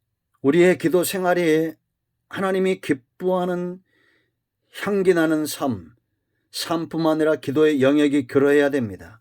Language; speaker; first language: Korean; native; Korean